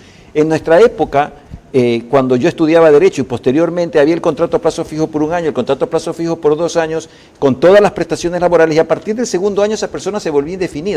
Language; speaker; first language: Spanish; native; Spanish